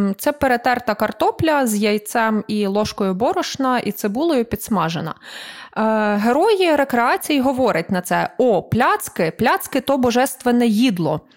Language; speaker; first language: Ukrainian; native; Ukrainian